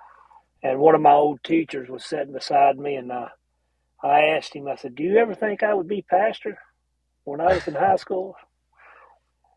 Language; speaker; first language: English; native; English